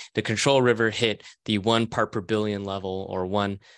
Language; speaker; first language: English; native; English